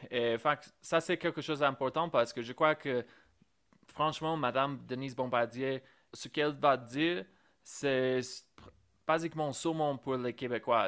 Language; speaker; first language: French; non-native, fluent; English